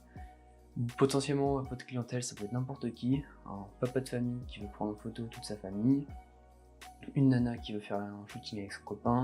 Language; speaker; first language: French; native; French